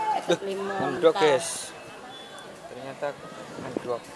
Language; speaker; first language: Indonesian; non-native, local second language; Javanese